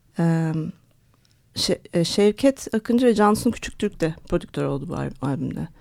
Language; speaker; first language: Turkish; early bilingual, heritage; Turkish